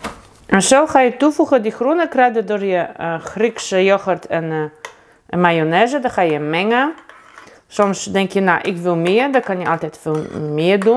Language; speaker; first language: Dutch; non-native, fluent; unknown